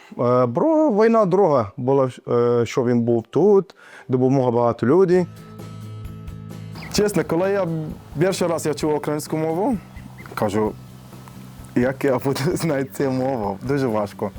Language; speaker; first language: Ukrainian; non-native, learner; Arabic